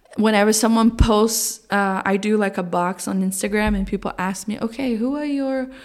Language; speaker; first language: English; non-native, fluent; Portuguese